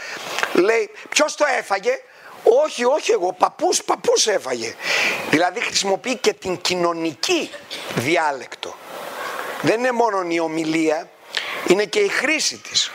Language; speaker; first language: Greek; native; Greek